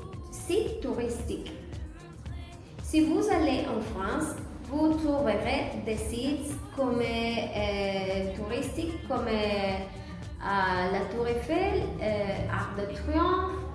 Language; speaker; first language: French; non-native, learner; Spanish